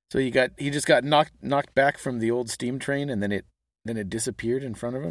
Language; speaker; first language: English; native; English